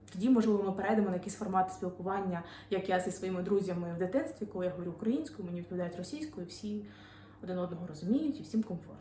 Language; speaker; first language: Ukrainian; non-native, local second language; Russian